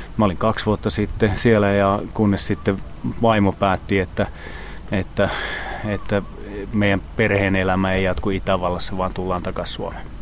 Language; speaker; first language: Finnish; native; Finnish